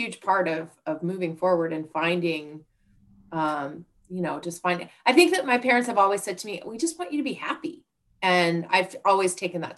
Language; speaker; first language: English; native; English